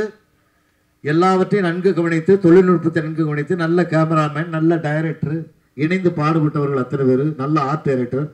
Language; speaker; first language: Tamil; native; Tamil